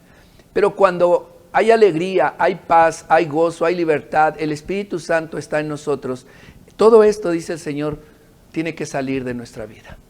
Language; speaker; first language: Spanish; native; Spanish